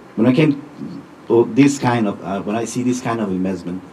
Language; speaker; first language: English; non-native, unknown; Spanish